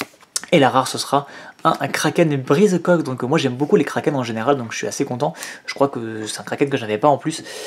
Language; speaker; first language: French; native; French